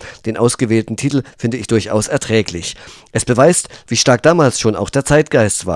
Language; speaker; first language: German; native; German